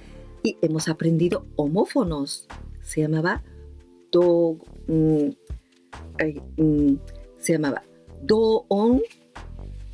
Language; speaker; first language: Spanish; non-native, fluent; Japanese